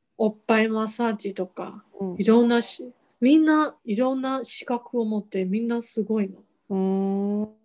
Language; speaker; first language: Japanese; non-native, fluent; Chinese